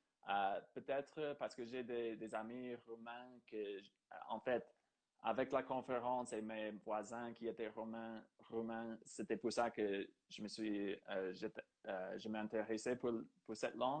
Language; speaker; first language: French; non-native, fluent; English